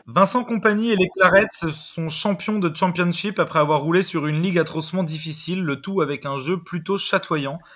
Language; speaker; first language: French; native; French